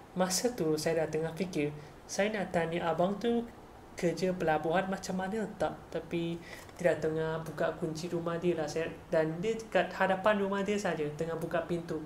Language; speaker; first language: Malay; non-native, local second language; Chinese